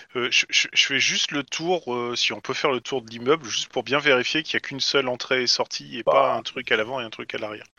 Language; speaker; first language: French; native; French